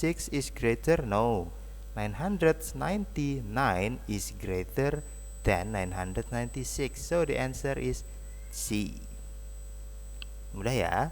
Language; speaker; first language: English; non-native, learner; Indonesian